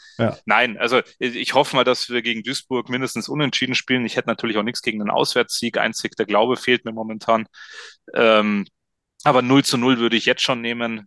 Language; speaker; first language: German; native; German